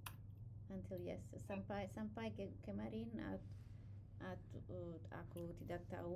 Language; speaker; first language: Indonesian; non-native, learner; English